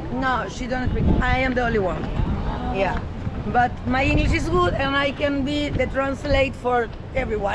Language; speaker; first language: English; non-native, learner; Spanish